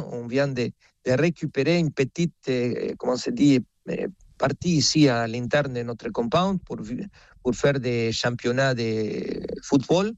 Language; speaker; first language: French; non-native, fluent; Spanish